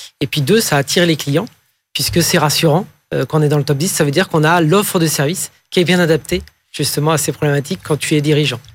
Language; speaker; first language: French; native; French